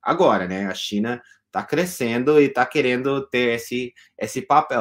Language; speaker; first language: Portuguese; non-native, fluent; English